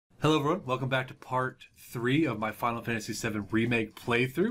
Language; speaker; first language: English; native; English